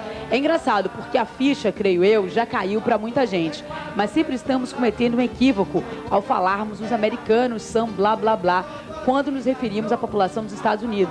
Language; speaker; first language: Portuguese; native; Portuguese